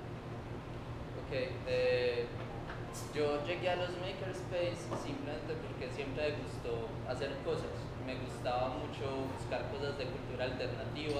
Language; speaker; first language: Spanish; native; Spanish